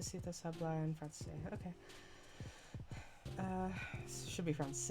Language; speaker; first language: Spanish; non-native, learner; English